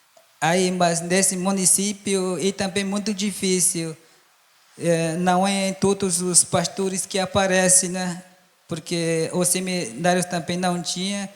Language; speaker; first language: Portuguese; non-native, local second language; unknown